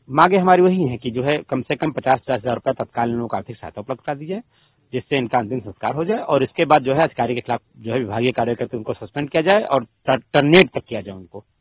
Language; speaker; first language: Hindi; native; Hindi